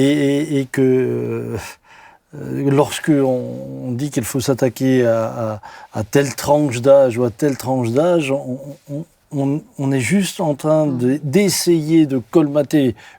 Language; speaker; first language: French; native; French